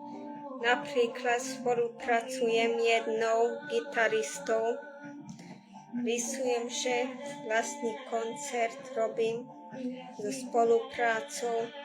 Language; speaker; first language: Slovak; non-native, local second language; Hungarian